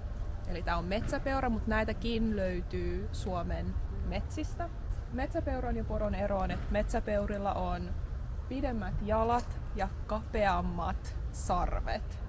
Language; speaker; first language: Finnish; native; Finnish